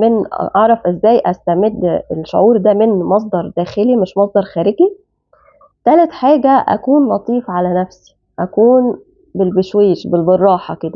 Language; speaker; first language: Arabic; native; Arabic